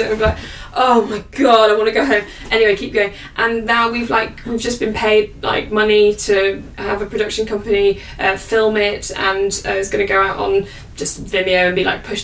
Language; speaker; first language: English; native; English